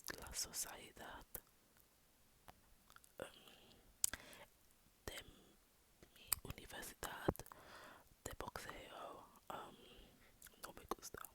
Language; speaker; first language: Spanish; non-native, learner; English